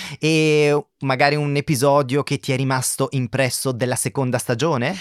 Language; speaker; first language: Italian; native; Italian